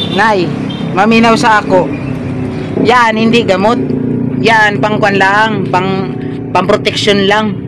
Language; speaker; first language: Filipino; non-native, local second language; Cebuano